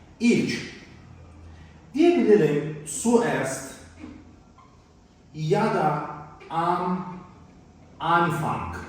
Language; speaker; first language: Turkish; non-native, learner; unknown